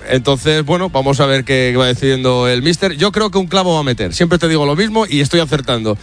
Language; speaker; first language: Spanish; native; Spanish